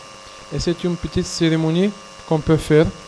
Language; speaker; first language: French; non-native, fluent; Bulgarian